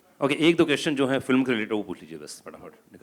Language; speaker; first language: Hindi; native; Hindi